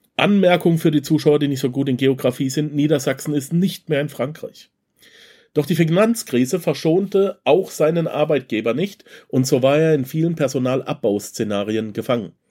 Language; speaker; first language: German; native; German